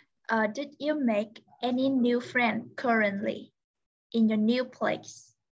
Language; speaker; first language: English; non-native, learner; Vietnamese